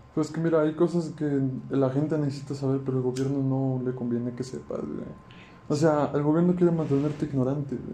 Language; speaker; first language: Spanish; native; Spanish